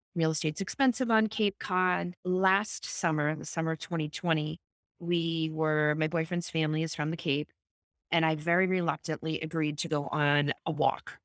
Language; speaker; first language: English; native; English